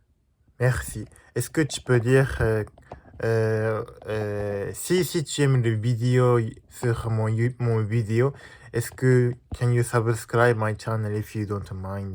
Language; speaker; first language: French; non-native, learner; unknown